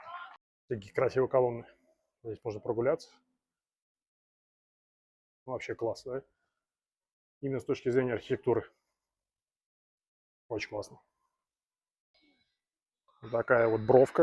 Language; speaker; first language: Russian; native; Russian